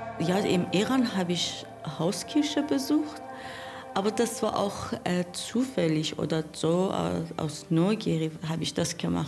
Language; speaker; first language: German; non-native, learner; Persian